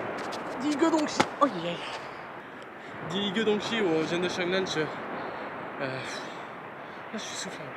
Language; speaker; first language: Chinese; non-native, learner; French